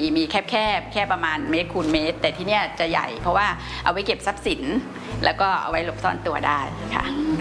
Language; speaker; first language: Thai; native; Thai